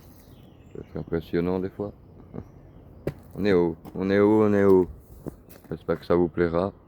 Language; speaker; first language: French; native; French